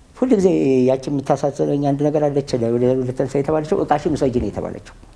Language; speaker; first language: Amharic; native; Amharic